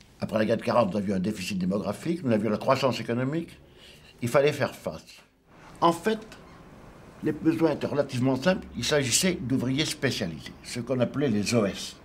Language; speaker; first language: French; native; French